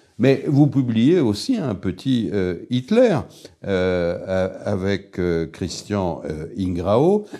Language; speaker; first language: French; native; French